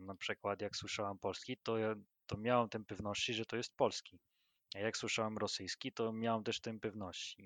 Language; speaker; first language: Polish; non-native, learner; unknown